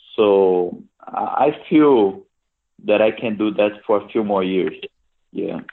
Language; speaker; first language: English; non-native, fluent; Portuguese